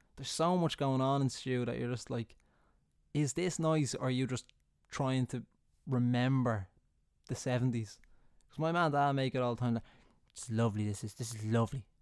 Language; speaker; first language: English; native; English